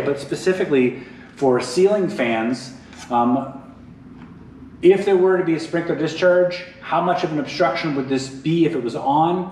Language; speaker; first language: English; native; English